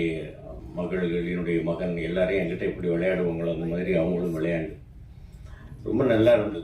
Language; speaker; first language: Tamil; native; Tamil